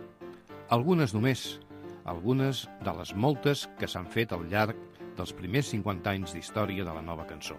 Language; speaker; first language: Catalan; native; Catalan